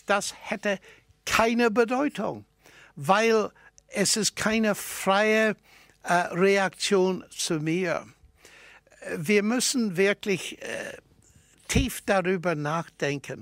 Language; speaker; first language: German; non-native, fluent; English